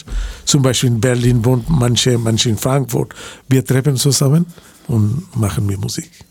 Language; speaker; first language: German; non-native, learner; Bangla